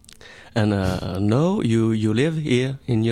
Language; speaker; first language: English; non-native, learner; French